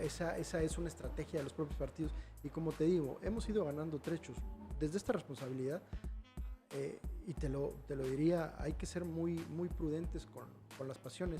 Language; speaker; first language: Spanish; native; Spanish